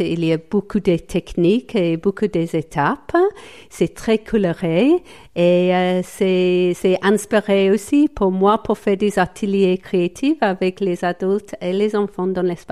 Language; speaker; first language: French; non-native, fluent; English